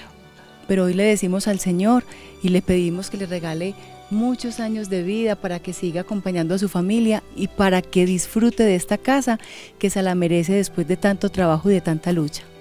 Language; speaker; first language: Spanish; native; Spanish